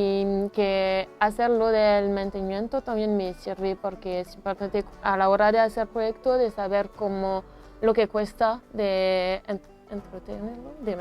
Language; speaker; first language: Spanish; non-native, fluent; French